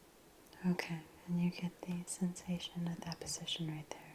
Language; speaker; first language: English; native; English